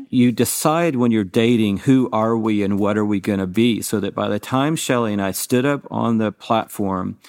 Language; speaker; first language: English; native; English